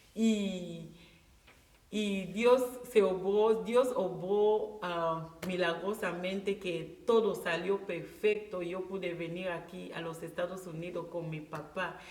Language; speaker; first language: Spanish; non-native, local second language; Fang